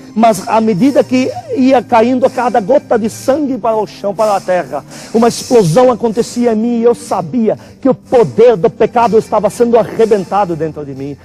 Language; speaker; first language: Portuguese; non-native, fluent; Arabic